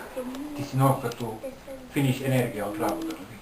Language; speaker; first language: Bulgarian; non-native, learner; Finnish